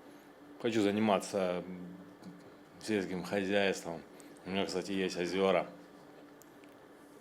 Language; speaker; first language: Russian; native; Russian